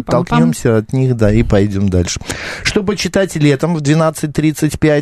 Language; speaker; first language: Russian; native; Russian